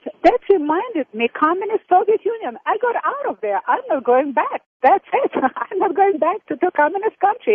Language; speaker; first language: English; non-native, fluent; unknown